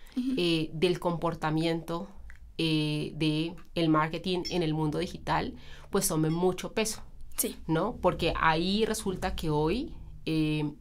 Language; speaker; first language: Spanish; native; Spanish